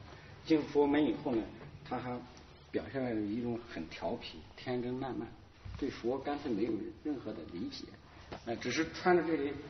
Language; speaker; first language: Chinese; native; Chinese